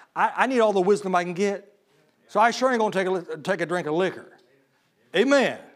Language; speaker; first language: English; native; English